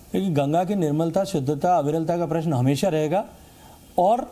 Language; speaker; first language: Hindi; native; Hindi